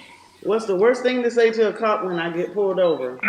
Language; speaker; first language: English; native; English